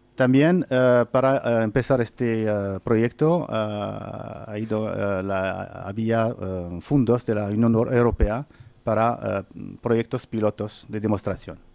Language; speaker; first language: Spanish; non-native, fluent; Arabic